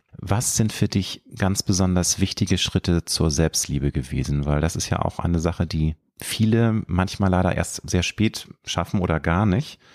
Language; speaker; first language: German; native; German